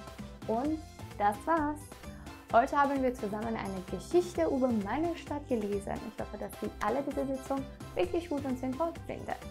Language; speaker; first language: German; non-native, fluent; Persian